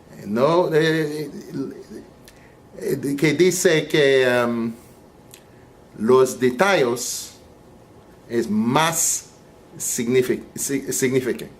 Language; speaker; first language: Spanish; non-native, learner; English